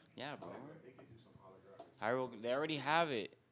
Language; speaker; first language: English; early bilingual, other home language; Spanish